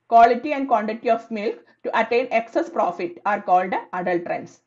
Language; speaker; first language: English; non-native, local second language; Malayalam